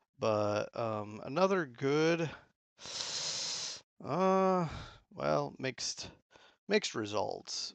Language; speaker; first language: English; native; English